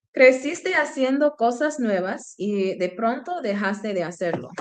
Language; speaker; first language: Spanish; non-native, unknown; English